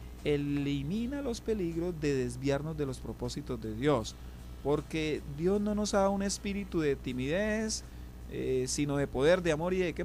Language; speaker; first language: Spanish; native; Spanish